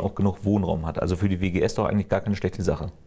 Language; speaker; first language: German; native; German